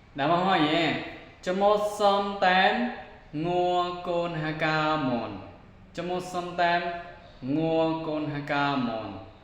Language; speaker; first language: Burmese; non-native, local second language; Mon